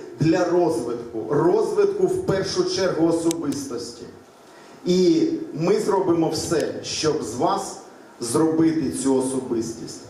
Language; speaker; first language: Ukrainian; native; Ukrainian